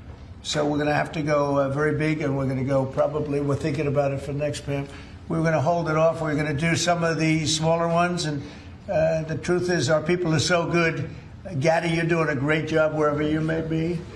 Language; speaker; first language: English; native; English